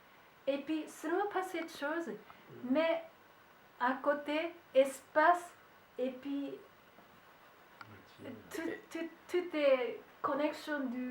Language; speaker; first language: French; non-native, learner; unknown